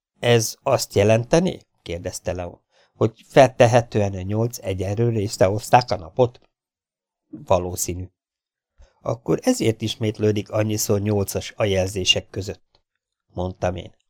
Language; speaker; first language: Hungarian; native; Hungarian